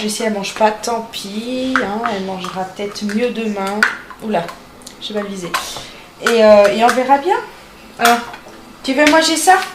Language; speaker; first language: French; native; French